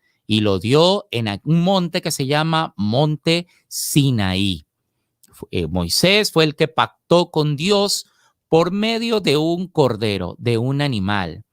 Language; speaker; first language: Spanish; native; Spanish